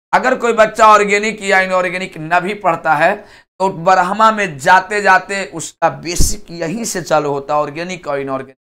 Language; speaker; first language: Hindi; native; Hindi